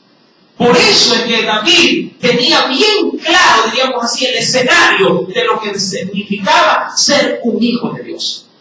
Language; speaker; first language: Spanish; native; Spanish